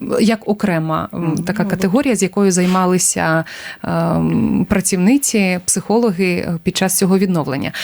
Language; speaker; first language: Ukrainian; native; Ukrainian